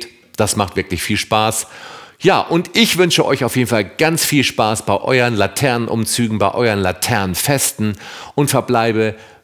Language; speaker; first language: German; native; German